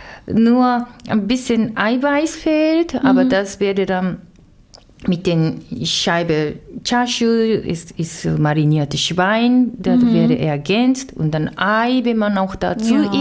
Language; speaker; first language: German; non-native, learner; Japanese